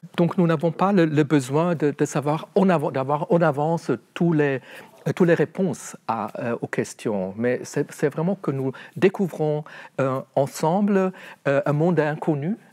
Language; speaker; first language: French; non-native, fluent; German